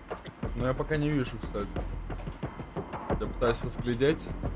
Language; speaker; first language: Russian; native; Russian